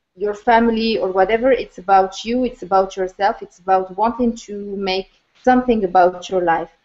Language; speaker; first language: English; non-native, fluent; Arabic